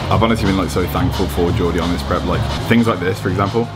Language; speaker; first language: English; native; English